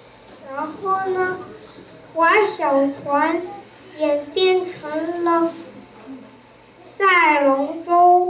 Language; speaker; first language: Chinese; early bilingual, heritage; Chinese